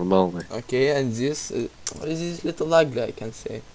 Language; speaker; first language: English; non-native, learner; Russian